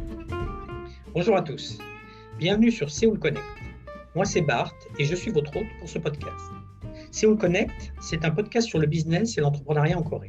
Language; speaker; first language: French; native; French